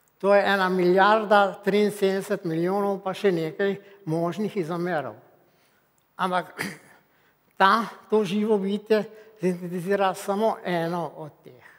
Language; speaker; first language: Slovenian; native; Slovenian